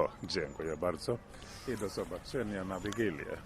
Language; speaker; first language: Polish; non-native, learner; Finnish